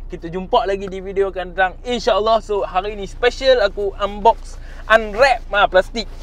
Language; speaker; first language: Malay; native; Malay